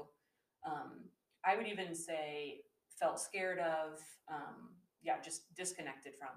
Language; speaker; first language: English; native; English